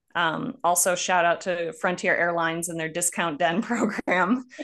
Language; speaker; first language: English; native; English